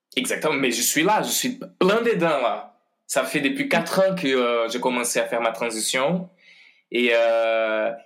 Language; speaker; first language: French; non-native, fluent; Portuguese